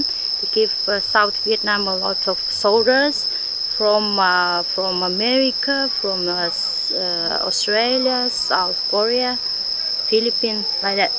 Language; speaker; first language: English; non-native, learner; Vietnamese